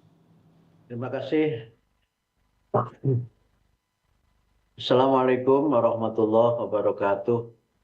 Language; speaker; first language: Indonesian; native; Indonesian